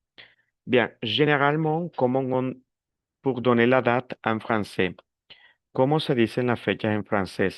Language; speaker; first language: French; non-native, fluent; Spanish